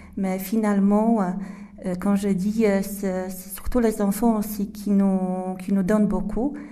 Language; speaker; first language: French; non-native, fluent; Polish